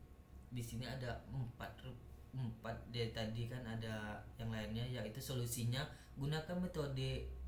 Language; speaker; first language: Indonesian; native; Indonesian